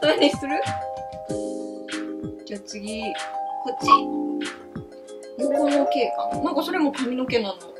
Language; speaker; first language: Japanese; native; Japanese